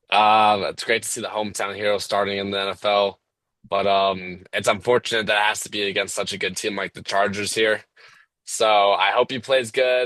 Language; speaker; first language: English; native; English